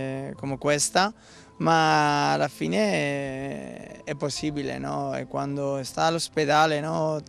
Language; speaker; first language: Italian; non-native, learner; Spanish